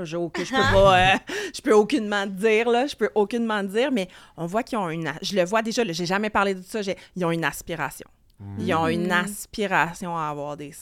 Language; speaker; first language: French; native; French